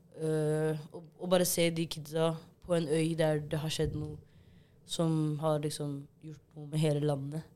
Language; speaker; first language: Norwegian; early bilingual, other home language; Somali